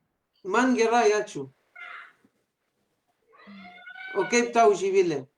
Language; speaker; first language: Lithuanian; non-native, learner; Spanish